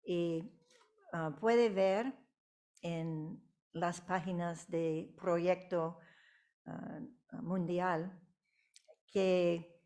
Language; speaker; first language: Spanish; non-native, fluent; English